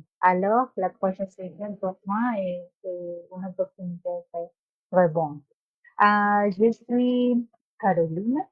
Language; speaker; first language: French; non-native, learner; Spanish